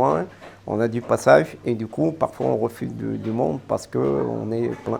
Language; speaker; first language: French; native; French